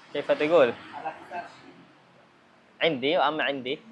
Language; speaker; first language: Arabic; non-native, fluent; Indonesian